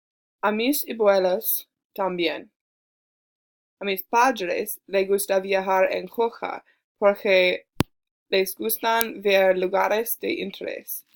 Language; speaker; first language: Spanish; non-native, learner; English